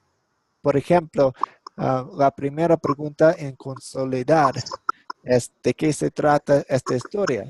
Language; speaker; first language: Spanish; non-native, fluent; English